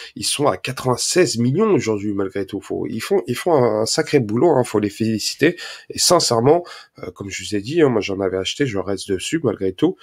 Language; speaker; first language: French; native; French